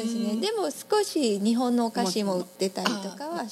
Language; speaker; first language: Japanese; native; Japanese